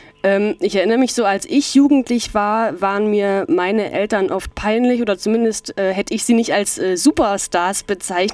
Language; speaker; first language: German; native; German